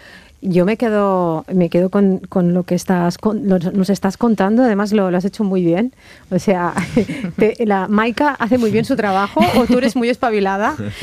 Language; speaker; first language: Spanish; native; Spanish